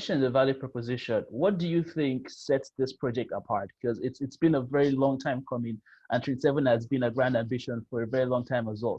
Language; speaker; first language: English; non-native, local second language; Yoruba